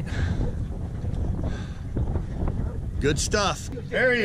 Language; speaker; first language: English; native; English